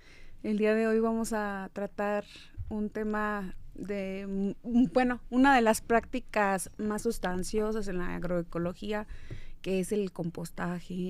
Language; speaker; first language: Spanish; native; Spanish